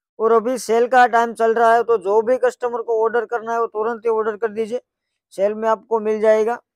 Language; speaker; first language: Hindi; non-native, local second language; Gujarati